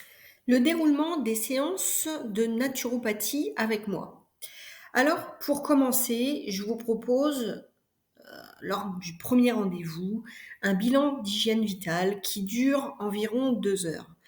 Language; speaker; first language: French; native; French